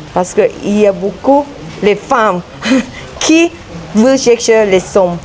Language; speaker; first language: French; non-native, learner; Thai